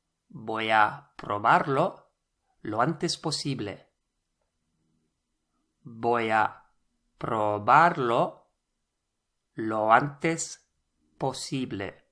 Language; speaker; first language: Spanish; non-native, fluent; English